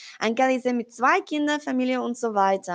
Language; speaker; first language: German; non-native, learner; Spanish